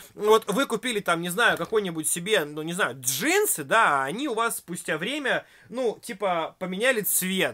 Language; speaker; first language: Russian; native; Russian